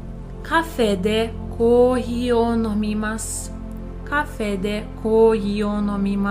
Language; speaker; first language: Japanese; non-native, fluent; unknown